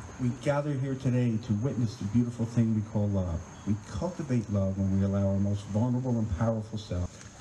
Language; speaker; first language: English; native; English